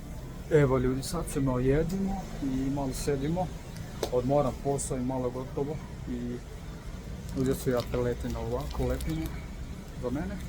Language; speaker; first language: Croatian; non-native, learner; Nepali